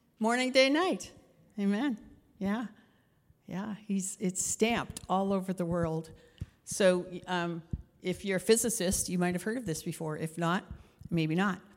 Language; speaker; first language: English; native; English